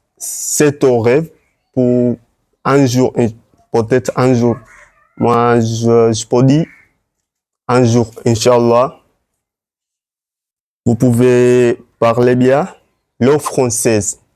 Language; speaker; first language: French; non-native, learner; Swahili